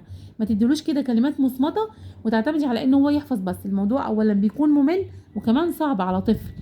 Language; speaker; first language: Arabic; native; Arabic